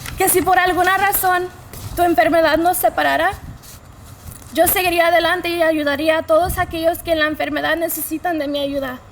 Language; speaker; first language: Spanish; early bilingual, heritage; Spanish